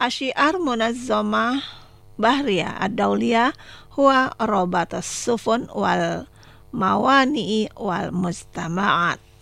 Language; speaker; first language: Arabic; non-native, fluent; Indonesian